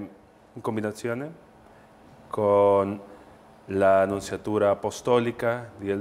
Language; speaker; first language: Italian; non-native, learner; Spanish